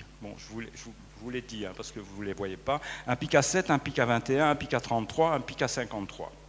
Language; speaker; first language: French; native; French